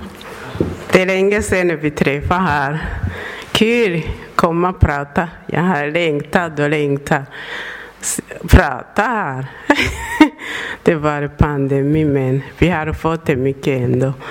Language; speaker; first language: Swedish; non-native, learner; Persian